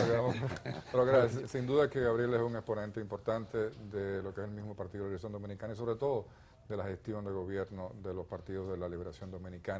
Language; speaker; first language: Spanish; native; Spanish